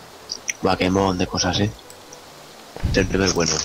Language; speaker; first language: Spanish; native; Spanish